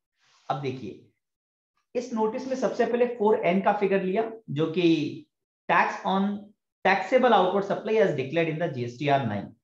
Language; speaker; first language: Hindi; native; Hindi